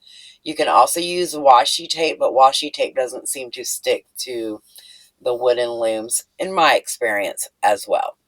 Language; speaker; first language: English; native; English